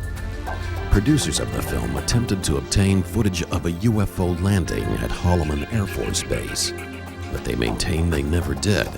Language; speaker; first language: English; native; English